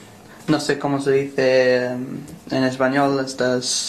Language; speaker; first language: Spanish; non-native, learner; English